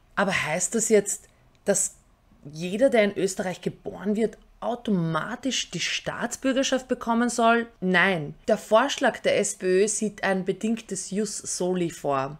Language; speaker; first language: German; early bilingual, other home language; Albanian